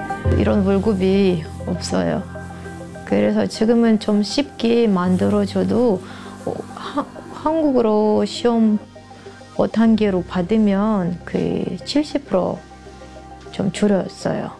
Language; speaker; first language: Korean; early bilingual, heritage; Korean